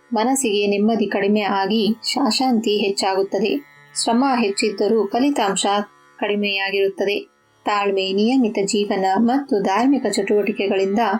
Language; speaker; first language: Kannada; native; Kannada